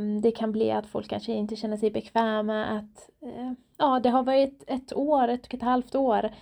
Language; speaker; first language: Swedish; non-native, fluent; Persian